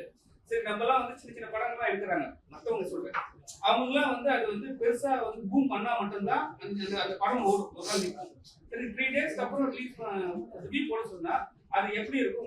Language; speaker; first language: Tamil; native; Tamil